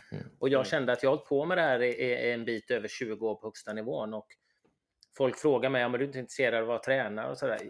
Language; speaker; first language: Swedish; native; Swedish